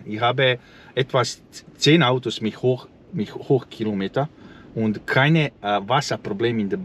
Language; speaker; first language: German; non-native, learner; Croatian